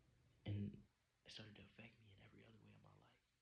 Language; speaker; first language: English; native; English